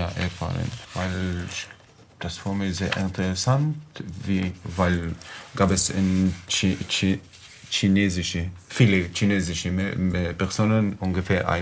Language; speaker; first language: German; non-native, learner; Arabic